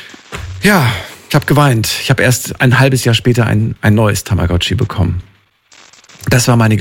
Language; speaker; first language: German; native; German